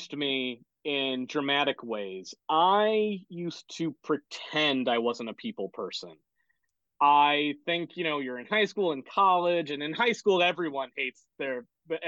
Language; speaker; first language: English; native; English